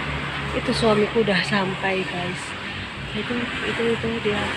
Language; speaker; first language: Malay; non-native, local second language; Javanese